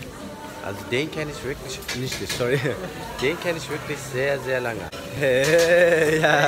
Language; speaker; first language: German; early bilingual, other home language; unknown